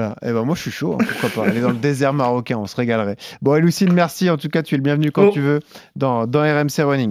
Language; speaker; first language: French; native; French